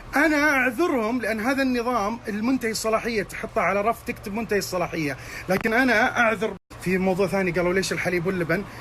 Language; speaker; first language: Arabic; native; Arabic